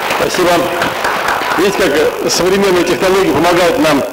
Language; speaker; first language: Chinese; native; Chinese